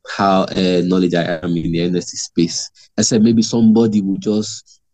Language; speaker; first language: English; non-native, local second language; Igbo